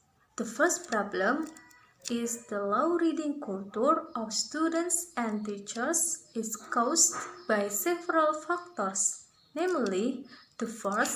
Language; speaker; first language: English; non-native, learner; Indonesian